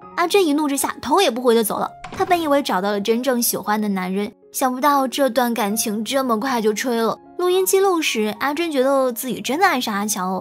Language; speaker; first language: Chinese; native; Chinese